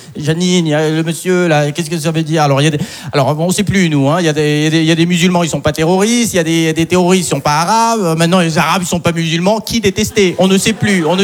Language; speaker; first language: French; early bilingual, other home language; Arabic